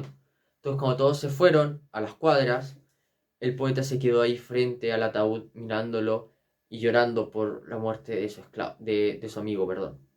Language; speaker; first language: Spanish; native; Spanish